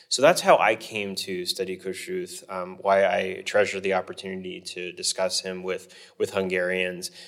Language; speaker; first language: English; native; English